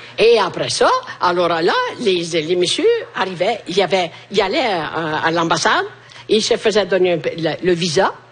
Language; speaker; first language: French; non-native, fluent; Italian